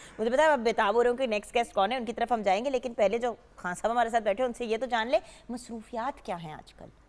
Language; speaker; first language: Urdu; non-native, local second language; Punjabi